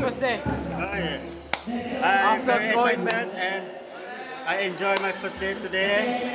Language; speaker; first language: English; non-native, local second language; Malay